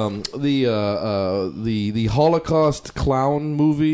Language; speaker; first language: English; native; English